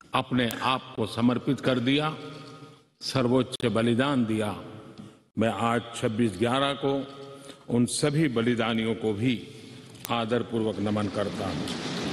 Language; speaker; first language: Hindi; non-native, local second language; Gujarati